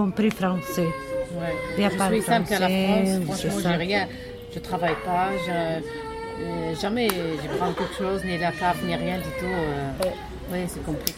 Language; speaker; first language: French; non-native, learner; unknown